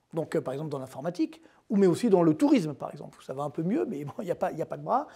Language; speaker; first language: French; native; French